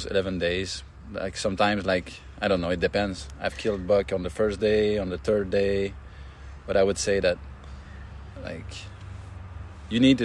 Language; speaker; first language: English; non-native, fluent; French